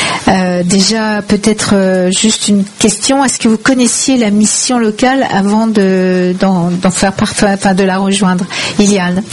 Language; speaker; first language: French; native; French